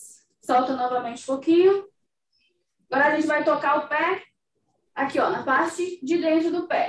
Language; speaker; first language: Portuguese; native; Portuguese